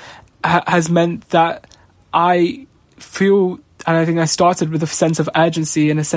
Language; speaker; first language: English; native; English